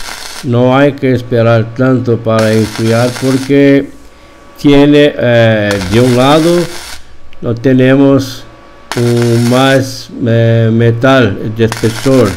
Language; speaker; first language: Spanish; non-native, fluent; Portuguese